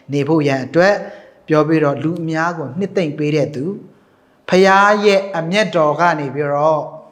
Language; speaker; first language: Burmese; non-native, local second language; Hakha Chin